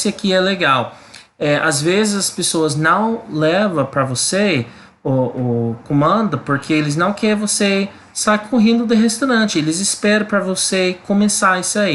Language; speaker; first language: Portuguese; non-native, learner; English